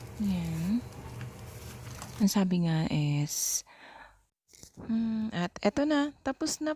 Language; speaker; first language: Filipino; native; Filipino